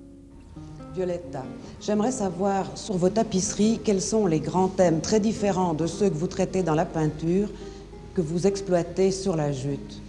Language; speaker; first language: French; native; French